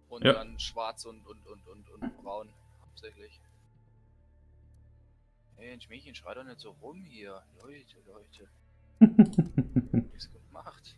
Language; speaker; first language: German; native; German